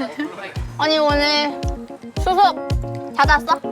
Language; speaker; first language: Korean; non-native, fluent; Chinese